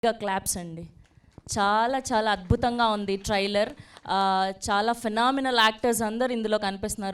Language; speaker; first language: Telugu; native; Telugu